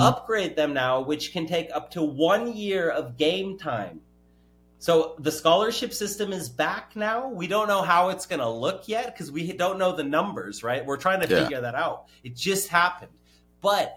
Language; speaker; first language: English; native; English